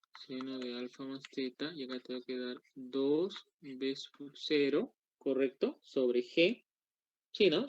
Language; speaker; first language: Spanish; native; Spanish